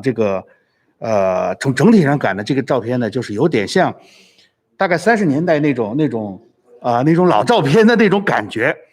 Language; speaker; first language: Chinese; native; Chinese